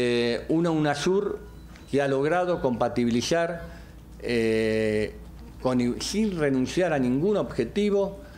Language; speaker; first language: Spanish; native; Spanish